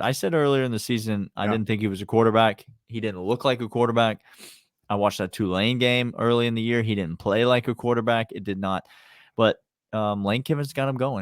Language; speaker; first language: English; native; English